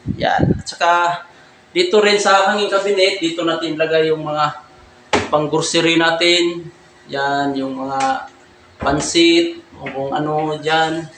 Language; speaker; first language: Filipino; non-native, local second language; Cebuano